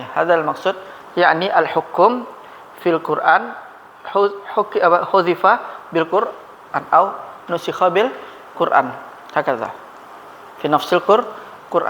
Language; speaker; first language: Arabic; non-native, fluent; Indonesian